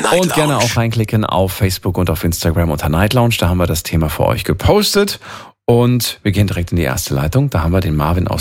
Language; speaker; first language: German; native; German